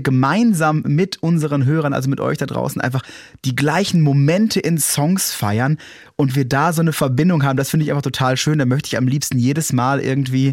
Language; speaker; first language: German; native; German